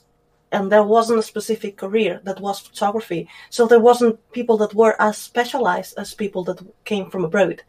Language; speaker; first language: English; non-native, fluent; Spanish